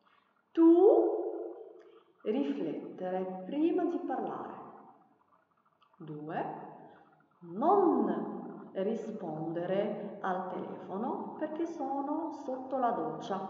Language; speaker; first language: Italian; non-native, fluent; Arabic